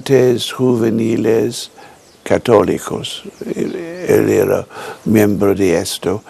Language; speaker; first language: Spanish; non-native, fluent; English